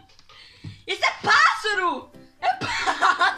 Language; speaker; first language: Portuguese; early bilingual, heritage; Portuguese